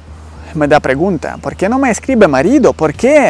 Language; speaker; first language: Spanish; non-native, learner; Ukrainian